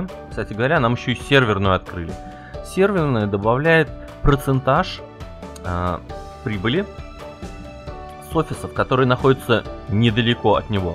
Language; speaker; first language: Russian; native; Russian